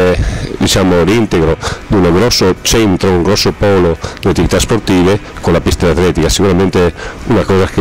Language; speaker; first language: Italian; native; Italian